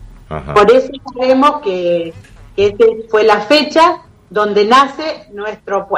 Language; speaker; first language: Spanish; native; Spanish